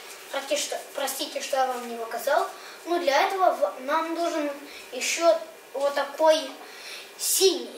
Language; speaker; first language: Russian; early bilingual, heritage; Russian